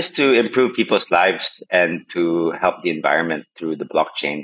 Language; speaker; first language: English; non-native, local second language; Filipino